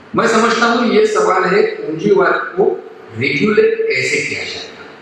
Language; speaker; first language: Hindi; non-native, local second language; Marathi